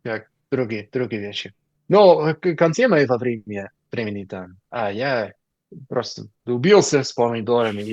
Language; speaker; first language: Russian; non-native, learner; English